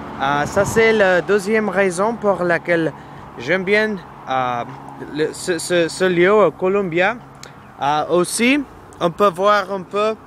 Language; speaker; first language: French; non-native, learner; English